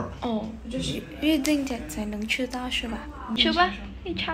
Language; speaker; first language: Chinese; non-native, fluent; Vietnamese